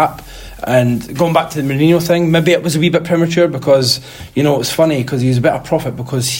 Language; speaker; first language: English; native; English